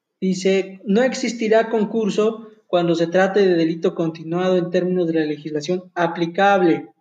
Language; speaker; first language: Spanish; native; Spanish